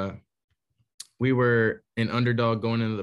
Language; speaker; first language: English; native; English